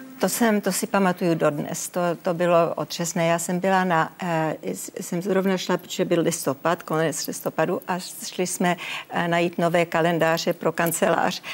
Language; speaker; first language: Czech; early bilingual, heritage; Czech